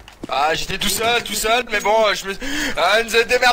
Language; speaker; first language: French; native; French